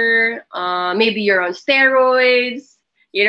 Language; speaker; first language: English; non-native, local second language; Filipino